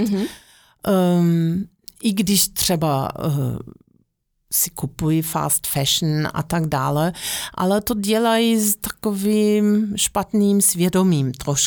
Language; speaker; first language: Czech; non-native, fluent; German